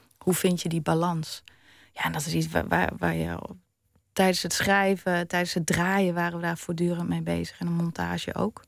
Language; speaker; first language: Dutch; early bilingual, other home language; German